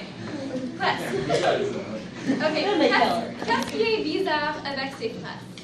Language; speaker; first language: French; non-native, fluent; English